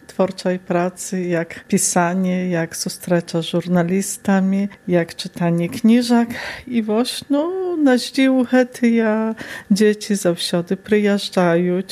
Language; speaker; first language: Belarusian; native; Belarusian